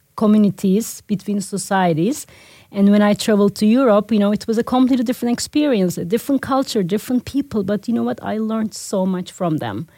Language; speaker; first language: English; non-native, fluent; Turkish